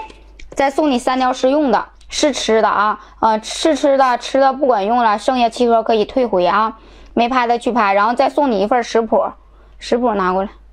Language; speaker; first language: Chinese; native; Chinese